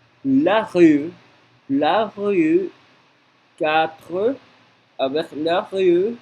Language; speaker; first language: French; non-native, learner; Spanish